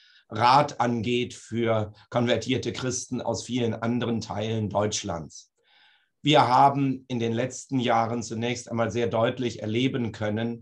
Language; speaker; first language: German; native; German